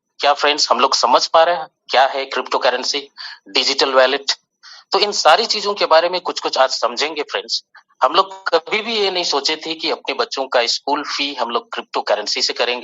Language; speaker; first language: Hindi; native; Hindi